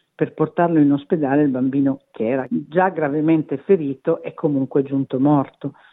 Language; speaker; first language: Italian; native; Italian